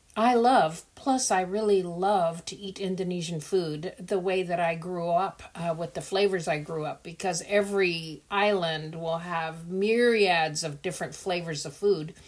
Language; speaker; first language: English; early bilingual, other home language; Dutch